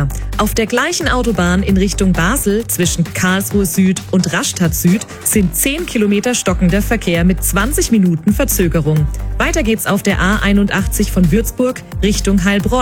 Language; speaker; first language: German; native; German